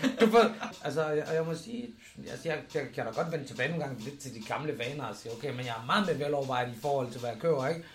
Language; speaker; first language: Danish; native; Danish